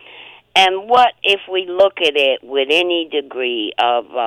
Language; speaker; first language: English; native; English